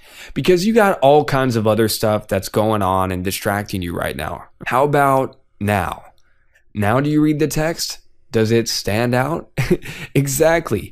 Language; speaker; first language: English; native; English